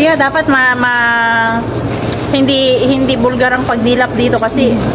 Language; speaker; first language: Filipino; non-native, local second language; Cebuano